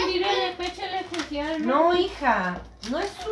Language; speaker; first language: Spanish; native; Spanish